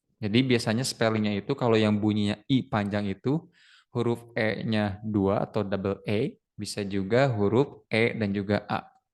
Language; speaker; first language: Indonesian; native; Indonesian